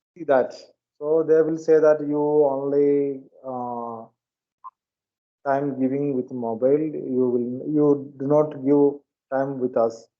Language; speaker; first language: English; non-native, learner; Malayalam